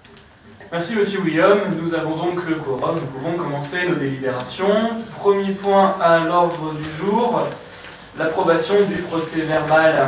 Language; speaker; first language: French; native; French